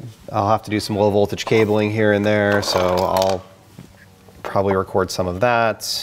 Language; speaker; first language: English; native; English